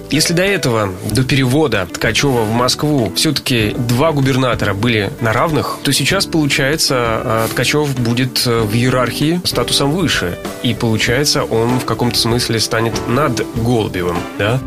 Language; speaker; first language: Russian; native; Russian